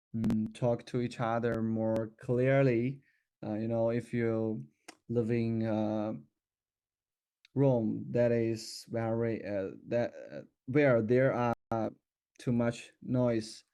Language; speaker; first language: English; non-native, learner; Chinese